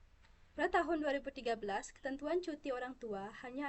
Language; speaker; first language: Indonesian; non-native, local second language; Balinese